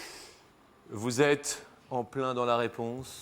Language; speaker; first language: French; native; French